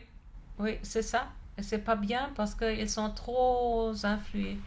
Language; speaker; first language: French; non-native, fluent; German